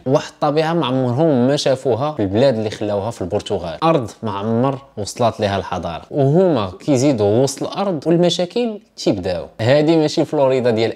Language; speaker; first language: Arabic; native; Arabic